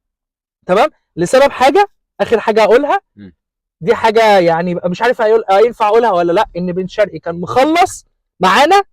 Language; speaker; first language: Arabic; native; Arabic